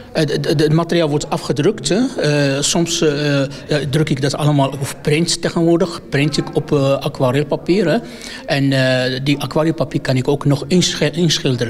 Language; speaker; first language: Dutch; non-native, fluent; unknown